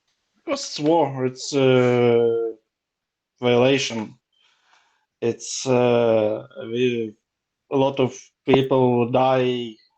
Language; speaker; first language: English; non-native, learner; Ukrainian